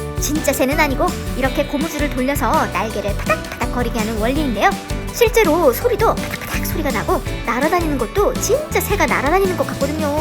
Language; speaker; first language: Korean; native; Korean